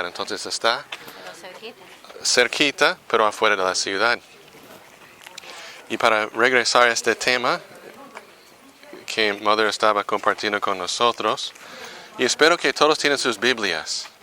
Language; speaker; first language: Spanish; non-native, fluent; English